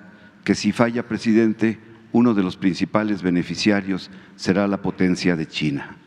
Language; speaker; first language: Spanish; native; Spanish